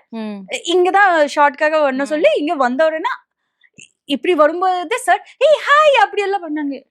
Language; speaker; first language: Tamil; non-native, local second language; Bangla